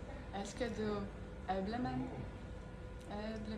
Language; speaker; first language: Danish; non-native, learner; German